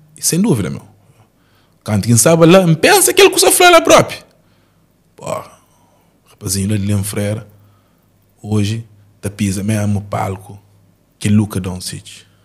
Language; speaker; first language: Portuguese; non-native, local second language; Kabuverdianu